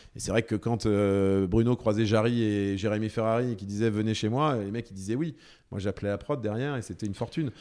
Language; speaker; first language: French; native; French